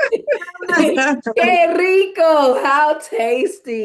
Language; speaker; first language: Spanish; non-native, fluent; English